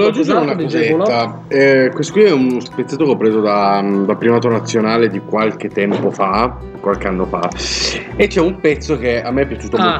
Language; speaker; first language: Italian; native; Italian